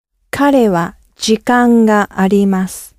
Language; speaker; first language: Japanese; non-native, learner; English